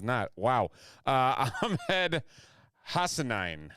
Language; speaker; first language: English; native; English